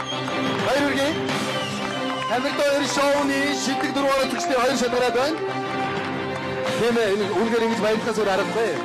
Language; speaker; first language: Mongolian; native; Mongolian